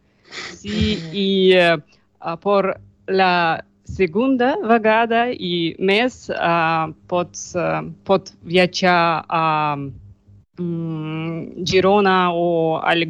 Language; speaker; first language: Catalan; non-native, learner; Russian